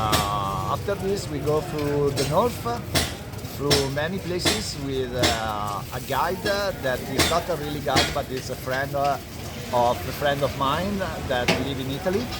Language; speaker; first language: English; non-native, learner; Italian